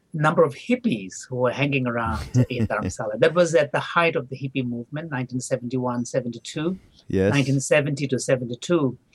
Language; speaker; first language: English; non-native, local second language; Tibetan